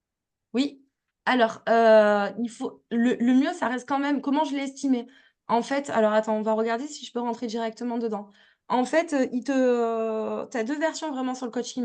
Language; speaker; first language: French; native; French